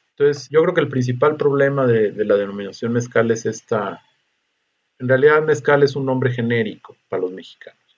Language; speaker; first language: Spanish; native; Spanish